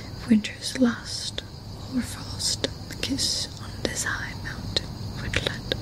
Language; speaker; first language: English; non-native, fluent; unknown